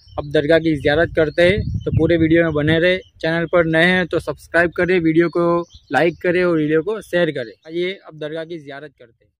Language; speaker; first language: Urdu; non-native, local second language; Gujarati